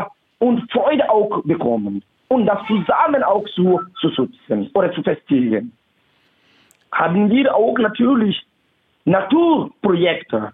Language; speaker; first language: German; non-native, fluent; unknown